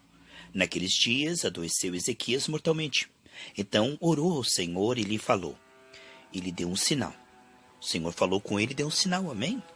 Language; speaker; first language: Portuguese; native; Portuguese